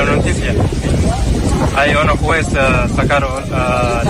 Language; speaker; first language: Spanish; non-native, learner; Arabic